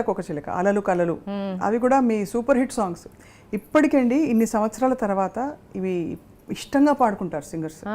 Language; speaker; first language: Telugu; native; Telugu